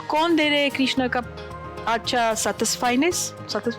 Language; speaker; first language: Hindi; non-native, learner; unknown